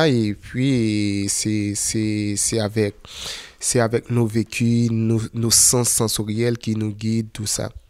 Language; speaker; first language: French; non-native, local second language; Haitian Creole